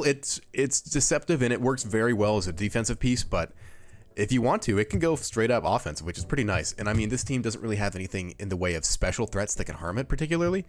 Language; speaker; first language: English; native; English